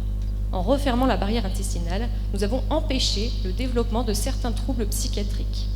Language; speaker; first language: French; native; French